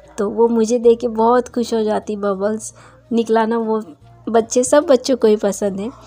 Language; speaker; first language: Hindi; non-native, local second language; Bangla